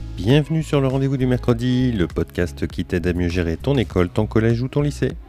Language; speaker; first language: French; native; French